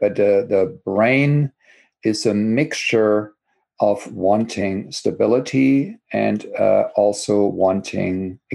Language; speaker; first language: English; non-native, fluent; German